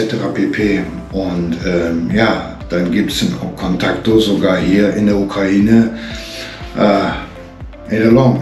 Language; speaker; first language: German; native; German